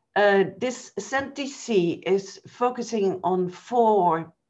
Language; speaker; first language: English; non-native, fluent; Dutch